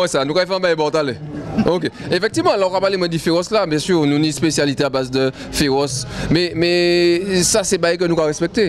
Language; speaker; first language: French; non-native, local second language; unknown